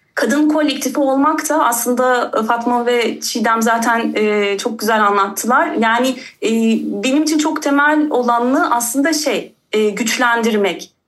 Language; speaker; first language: Turkish; native; Turkish